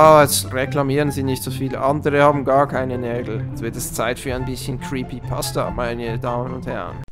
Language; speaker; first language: German; native; German